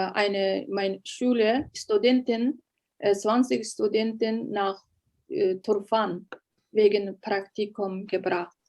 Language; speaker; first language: German; non-native, learner; Uyghur